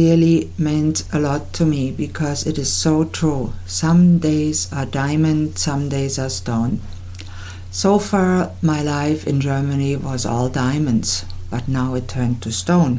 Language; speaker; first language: English; non-native, fluent; German